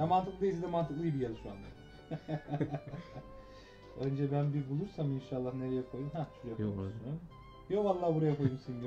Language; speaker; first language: Turkish; native; Turkish